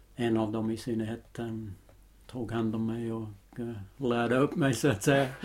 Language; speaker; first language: Swedish; non-native, fluent; English